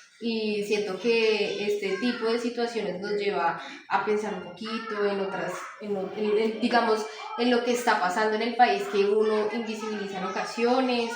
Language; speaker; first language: Spanish; native; Spanish